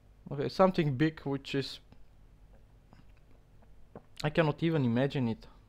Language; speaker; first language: English; non-native, learner; Bulgarian